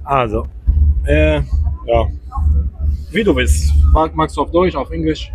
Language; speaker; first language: German; non-native, learner; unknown